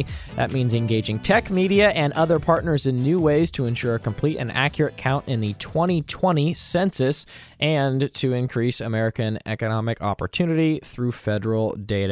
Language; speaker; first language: English; native; English